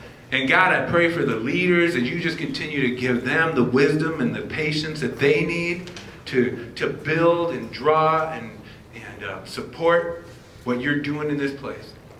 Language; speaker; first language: English; native; English